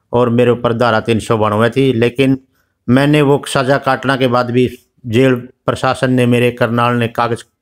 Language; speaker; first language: Hindi; native; Hindi